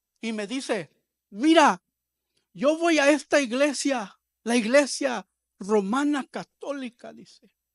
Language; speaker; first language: Spanish; early bilingual, heritage; Spanish